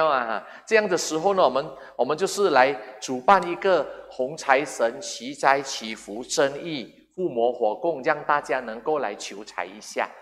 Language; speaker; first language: Chinese; non-native, fluent; Indonesian